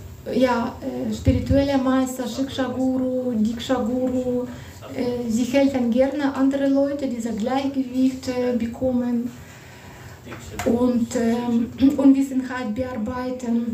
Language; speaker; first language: German; non-native, fluent; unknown